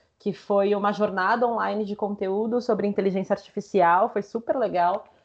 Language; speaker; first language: Portuguese; early bilingual, other home language; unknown